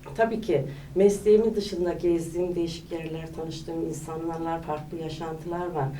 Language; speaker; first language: Turkish; native; Turkish